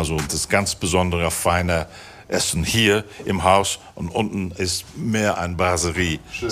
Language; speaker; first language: German; non-native, fluent; English